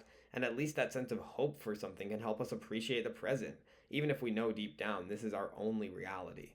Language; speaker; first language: English; native; English